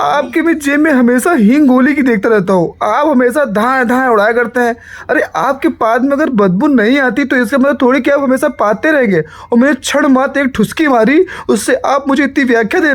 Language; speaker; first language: Hindi; native; Hindi